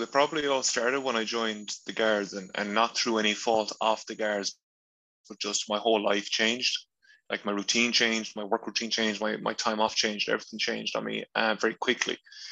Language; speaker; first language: English; non-native, local second language; Irish